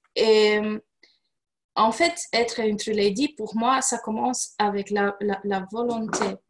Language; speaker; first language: French; non-native, fluent; Romanian